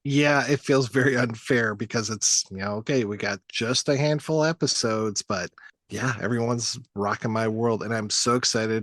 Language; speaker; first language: English; native; English